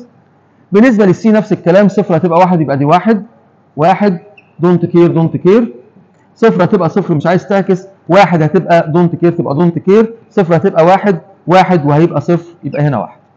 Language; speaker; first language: Arabic; native; Arabic